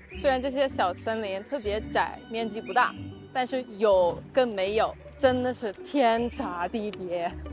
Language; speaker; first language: Chinese; non-native, fluent; English